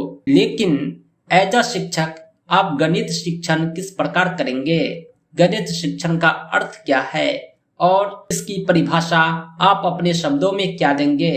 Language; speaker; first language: Hindi; native; Hindi